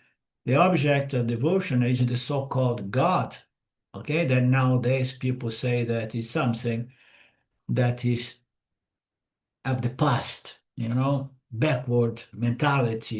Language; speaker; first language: English; non-native, fluent; Portuguese